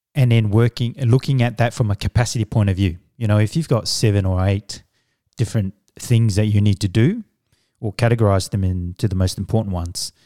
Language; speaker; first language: English; early bilingual, other home language; Samoan